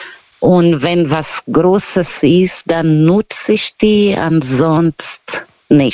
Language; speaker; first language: German; non-native, fluent; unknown